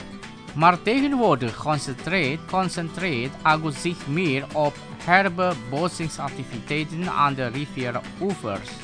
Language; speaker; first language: Dutch; non-native, fluent; Indonesian